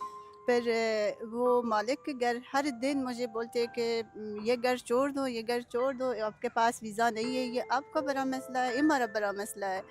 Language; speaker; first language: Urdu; non-native, learner; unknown